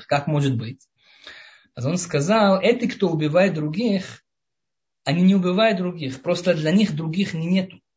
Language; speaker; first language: Russian; early bilingual, heritage; Russian